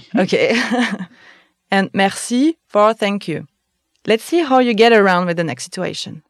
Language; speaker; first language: English; non-native, fluent; French